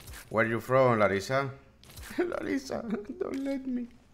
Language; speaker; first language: English; non-native, learner; Spanish